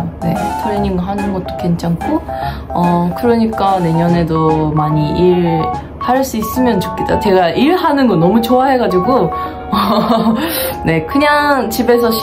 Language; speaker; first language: Korean; non-native, fluent; Japanese